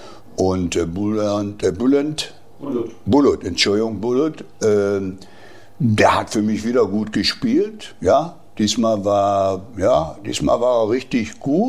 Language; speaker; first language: German; native; German